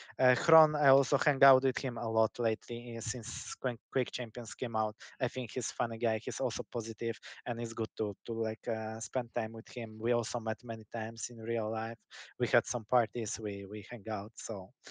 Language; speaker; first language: English; non-native, fluent; Polish